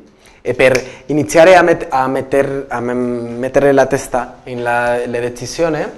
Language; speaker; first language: Italian; non-native, learner; Spanish